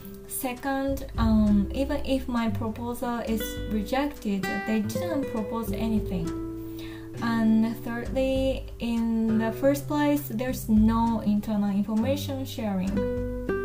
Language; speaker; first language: English; non-native, fluent; Japanese